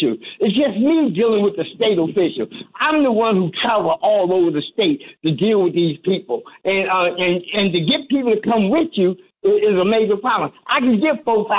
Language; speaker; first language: English; native; English